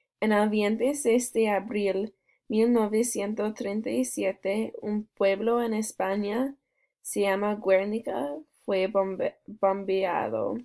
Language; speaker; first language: Spanish; non-native, learner; English